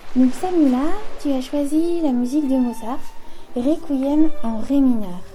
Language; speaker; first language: French; native; French